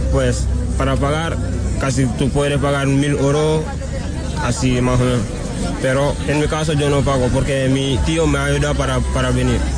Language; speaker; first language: Spanish; non-native, learner; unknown